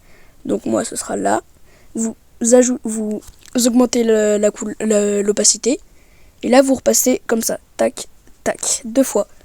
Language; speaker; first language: French; native; French